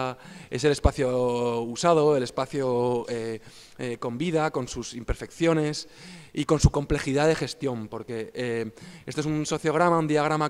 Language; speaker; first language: Spanish; native; Spanish